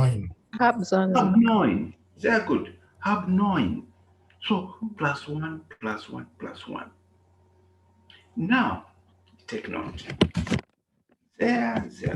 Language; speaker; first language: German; non-native, learner; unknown